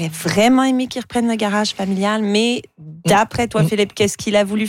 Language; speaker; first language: French; native; French